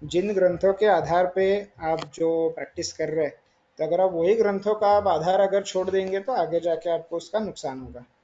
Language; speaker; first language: Hindi; non-native, local second language; Marathi